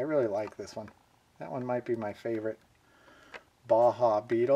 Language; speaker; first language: English; native; English